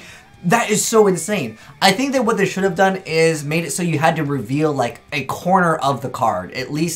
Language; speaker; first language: English; native; English